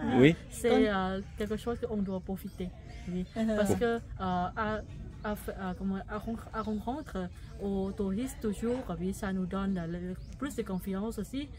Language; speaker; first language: French; non-native, fluent; Thai